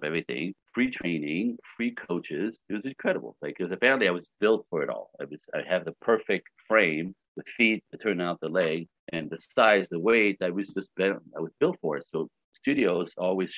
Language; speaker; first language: English; native; English